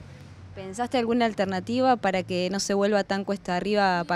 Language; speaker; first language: Spanish; native; Spanish